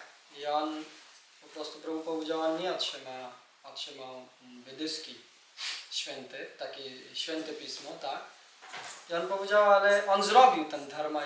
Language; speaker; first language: Polish; non-native, learner; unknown